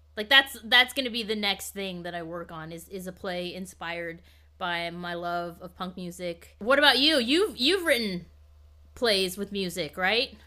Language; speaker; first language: English; native; English